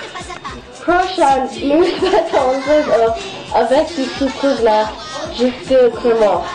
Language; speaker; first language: French; non-native, learner; English